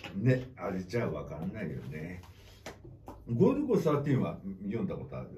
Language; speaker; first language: Japanese; native; Japanese